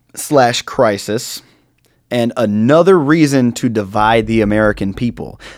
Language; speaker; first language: English; native; English